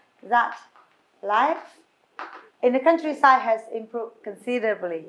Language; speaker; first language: English; non-native, fluent; Vietnamese